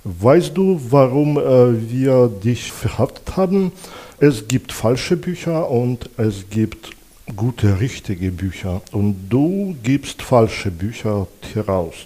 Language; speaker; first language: German; non-native, fluent; Belarusian